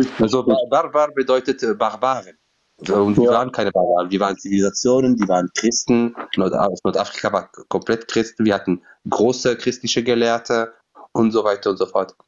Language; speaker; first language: German; non-native, fluent; Berber languages